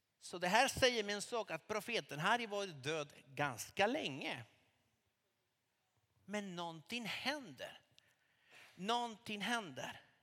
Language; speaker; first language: Swedish; non-native, fluent; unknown